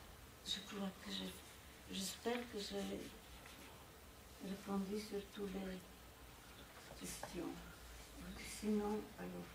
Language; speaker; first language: French; non-native, fluent; Polish